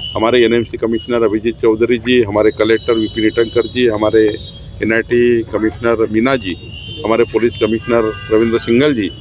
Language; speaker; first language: Hindi; non-native, local second language; Marathi